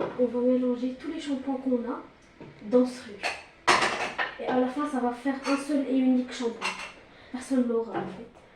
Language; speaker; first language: French; early bilingual, other home language; Arabic